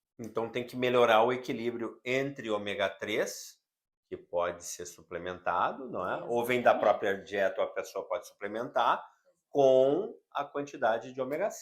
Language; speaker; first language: Portuguese; native; Portuguese